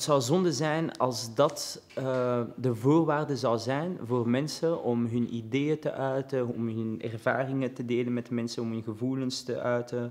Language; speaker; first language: Dutch; early bilingual, other home language; Arabic